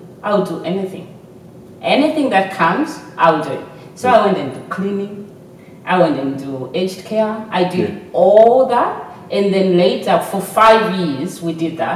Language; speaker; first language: English; non-native, local second language; Swahili